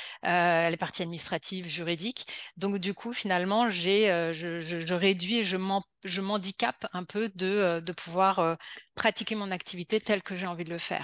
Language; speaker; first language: French; native; French